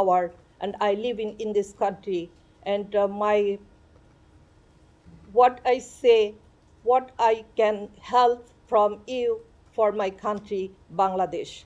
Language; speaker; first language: English; non-native, learner; Bangla